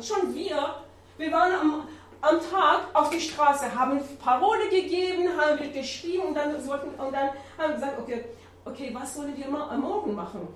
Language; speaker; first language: German; non-native, learner; Persian